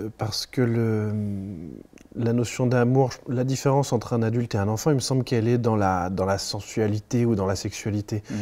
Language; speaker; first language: French; native; French